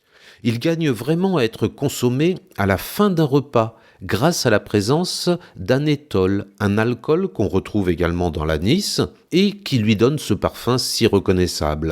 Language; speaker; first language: French; native; French